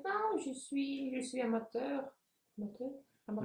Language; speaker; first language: French; non-native, fluent; Russian